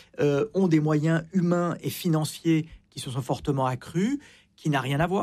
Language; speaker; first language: French; native; French